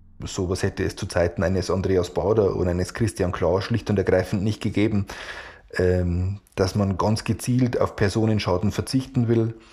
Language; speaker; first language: German; native; German